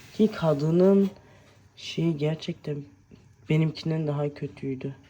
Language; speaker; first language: Turkish; early bilingual, heritage; Turkish